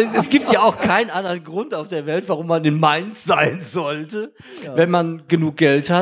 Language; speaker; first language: German; native; German